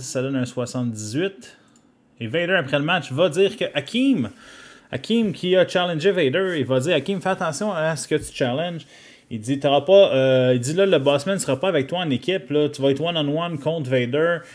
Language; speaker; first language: French; native; French